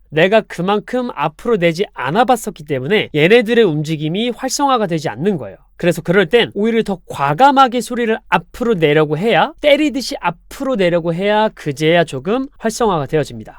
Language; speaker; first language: Korean; native; Korean